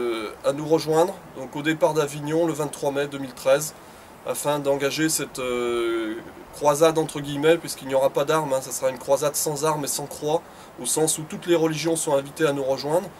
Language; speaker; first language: French; native; French